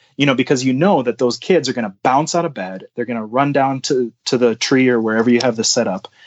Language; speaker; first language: English; native; English